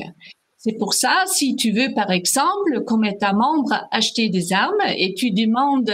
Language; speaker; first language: French; non-native, fluent; German